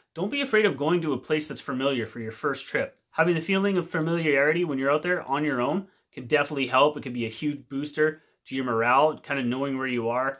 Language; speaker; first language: English; native; English